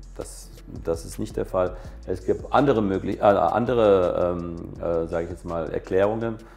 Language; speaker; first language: German; native; German